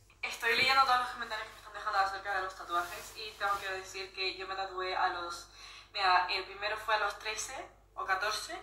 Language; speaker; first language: Spanish; native; Spanish